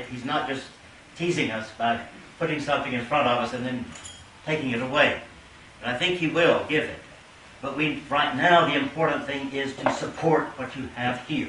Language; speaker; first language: English; native; English